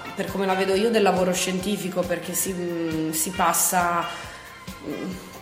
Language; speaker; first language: Italian; native; Italian